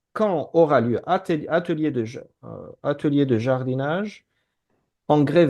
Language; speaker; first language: French; non-native, fluent; Azerbaijani